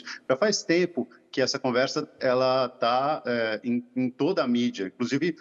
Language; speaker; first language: Portuguese; native; Portuguese